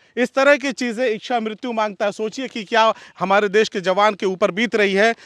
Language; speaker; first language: Hindi; native; Hindi